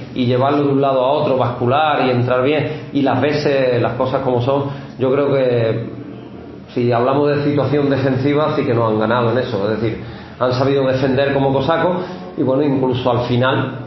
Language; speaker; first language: Spanish; native; Spanish